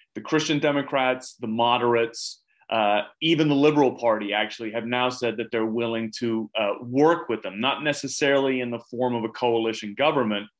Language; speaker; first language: English; native; English